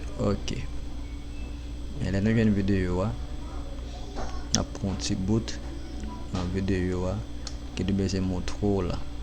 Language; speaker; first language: French; non-native, learner; Haitian Creole